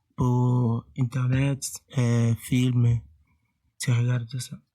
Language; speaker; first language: French; non-native, learner; Portuguese